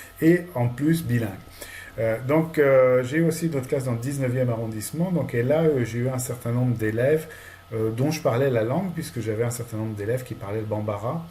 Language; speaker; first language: French; native; French